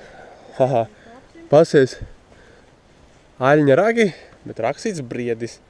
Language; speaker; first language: Latvian; native; Latvian